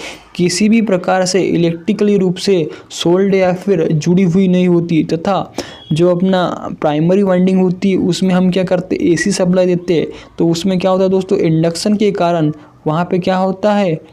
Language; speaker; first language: Hindi; native; Hindi